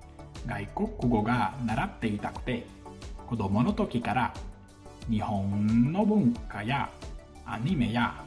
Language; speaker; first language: Japanese; non-native, learner; Portuguese